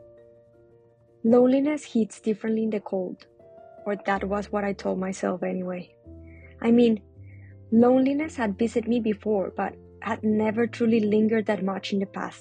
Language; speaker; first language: English; non-native, fluent; Spanish